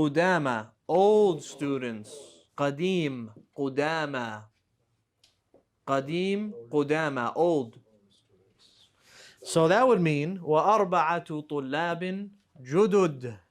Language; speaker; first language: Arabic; non-native, fluent; English